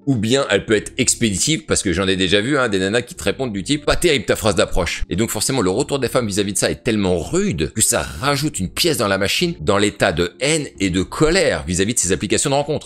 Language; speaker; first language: French; native; French